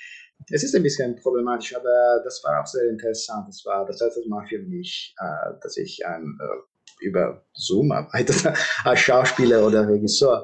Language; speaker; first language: German; non-native, fluent; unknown